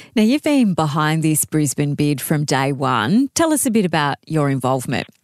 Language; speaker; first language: English; native; English